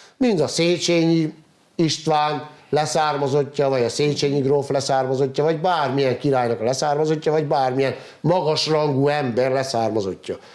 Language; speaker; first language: Hungarian; native; Hungarian